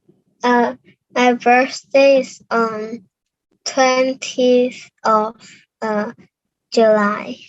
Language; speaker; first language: English; non-native, learner; Cantonese